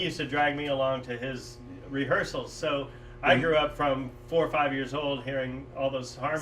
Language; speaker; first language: English; native; English